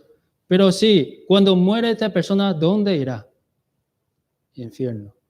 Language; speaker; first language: Spanish; non-native, learner; Chinese